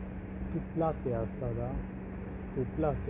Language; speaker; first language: Romanian; non-native, learner; Bangla